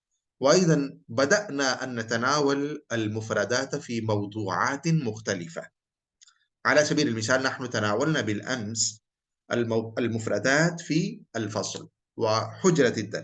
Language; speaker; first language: Arabic; non-native, fluent; Urdu